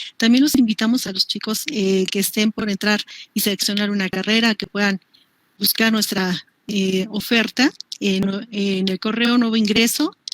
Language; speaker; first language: Spanish; native; Spanish